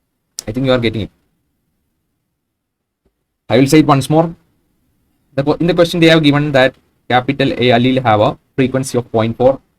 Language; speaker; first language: English; non-native, local second language; Malayalam